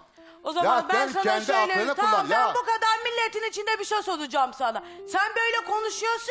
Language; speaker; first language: Turkish; native; Turkish